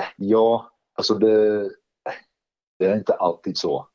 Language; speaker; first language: Swedish; non-native, fluent; English